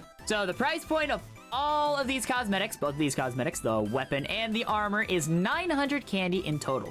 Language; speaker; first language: English; native; English